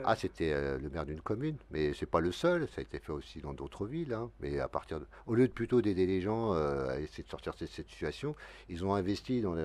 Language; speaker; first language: French; native; French